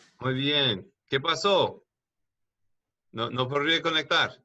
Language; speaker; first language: Spanish; non-native, learner; English